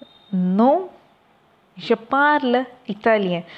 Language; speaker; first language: French; non-native, learner; Tamil